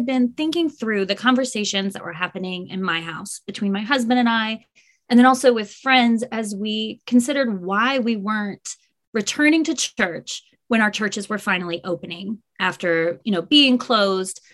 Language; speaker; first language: English; native; English